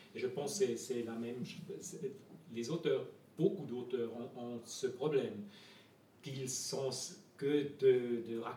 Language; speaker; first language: French; non-native, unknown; German